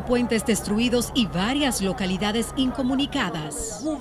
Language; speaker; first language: Spanish; native; Spanish